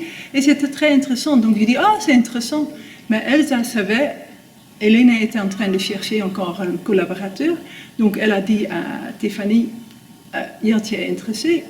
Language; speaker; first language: French; non-native, fluent; Dutch